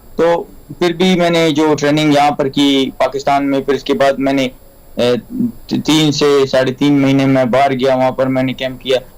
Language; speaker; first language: Urdu; non-native, local second language; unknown